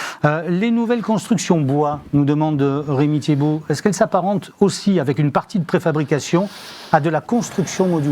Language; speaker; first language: French; native; French